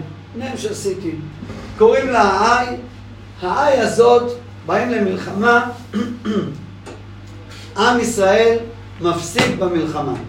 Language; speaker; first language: Hebrew; non-native, fluent; English